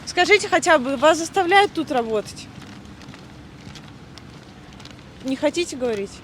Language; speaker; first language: Russian; native; Russian